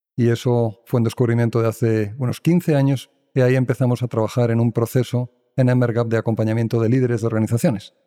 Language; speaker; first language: Spanish; native; Spanish